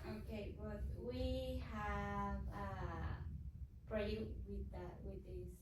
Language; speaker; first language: English; non-native, learner; Spanish